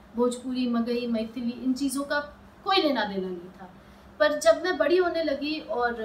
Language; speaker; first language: Hindi; native; Hindi